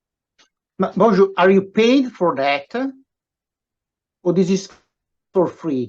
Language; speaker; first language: English; non-native, fluent; Italian